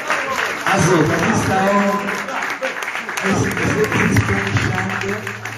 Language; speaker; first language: German; non-native, fluent; Italian